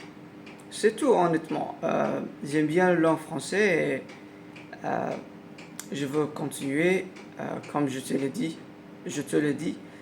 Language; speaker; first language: French; non-native, learner; Arabic